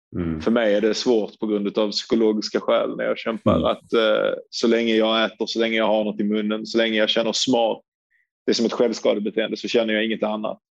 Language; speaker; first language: Swedish; early bilingual, other home language; Turkish